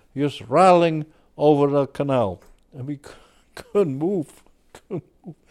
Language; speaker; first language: English; early bilingual, other home language; Dutch